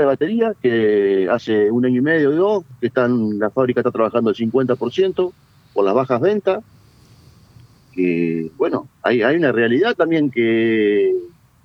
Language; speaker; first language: Spanish; native; Spanish